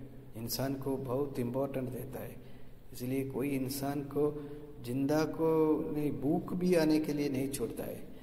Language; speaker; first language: Hindi; non-native, local second language; Malayalam